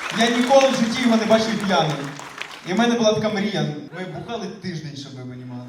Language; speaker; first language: Ukrainian; native; Ukrainian